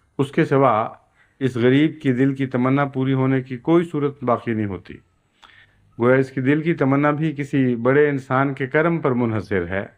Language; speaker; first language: Urdu; native; Urdu